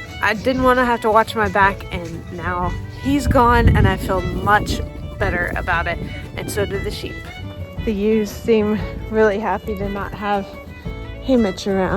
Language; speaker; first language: English; native; English